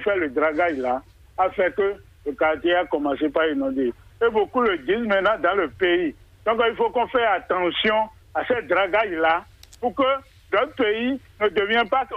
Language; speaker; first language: French; non-native, local second language; Fon